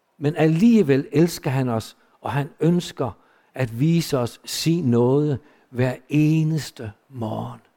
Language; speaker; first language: Danish; early bilingual, other home language; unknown